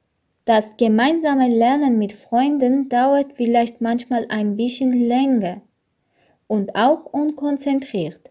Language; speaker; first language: German; non-native, learner; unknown